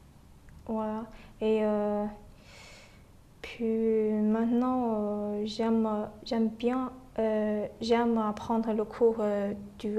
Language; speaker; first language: French; non-native, learner; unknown